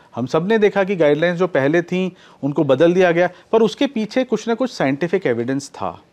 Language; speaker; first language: Hindi; native; Hindi